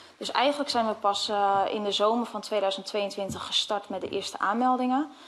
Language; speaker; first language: Dutch; native; Dutch